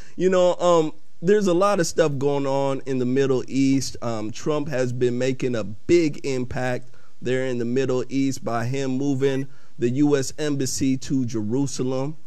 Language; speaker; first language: English; early bilingual, other home language; Akan